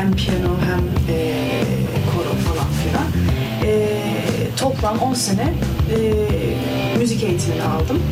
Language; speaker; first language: Turkish; early bilingual, heritage; Turkish